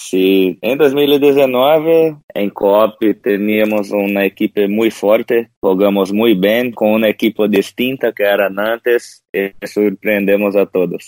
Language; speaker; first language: Spanish; non-native, learner; Portuguese